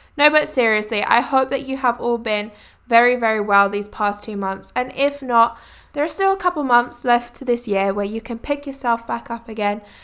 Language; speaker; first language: English; native; English